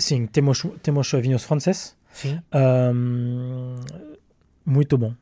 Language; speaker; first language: Portuguese; non-native, learner; French